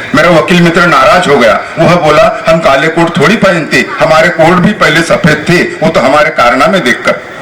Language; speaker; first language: Hindi; non-native, local second language; Telugu